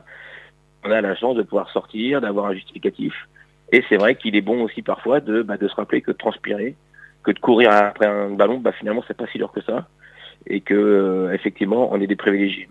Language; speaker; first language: French; native; French